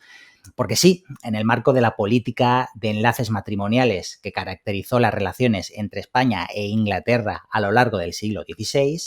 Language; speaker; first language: Spanish; native; Spanish